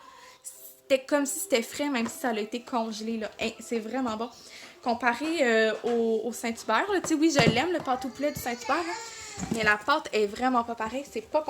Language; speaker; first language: French; native; French